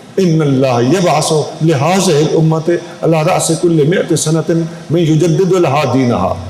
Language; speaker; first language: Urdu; non-native, local second language; Punjabi